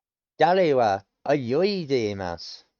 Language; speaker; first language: Japanese; non-native, learner; English